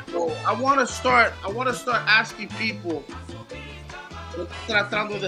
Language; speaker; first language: English; early bilingual, other home language; Spanish